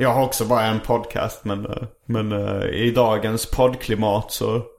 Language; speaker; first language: Swedish; native; Swedish